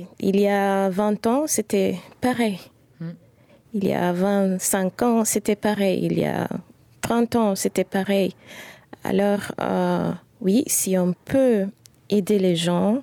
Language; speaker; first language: French; non-native, fluent; Spanish